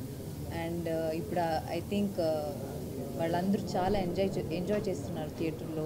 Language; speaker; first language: Telugu; non-native, local second language; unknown